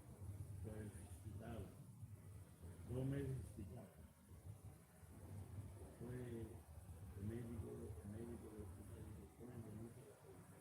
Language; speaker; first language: Spanish; non-native, learner; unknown